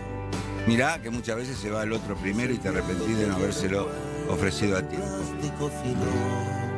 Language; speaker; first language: Spanish; native; Spanish